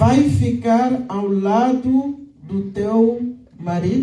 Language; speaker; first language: Portuguese; non-native, local second language; Lingala